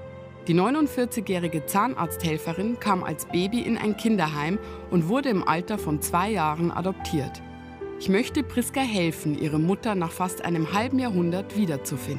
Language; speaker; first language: German; native; German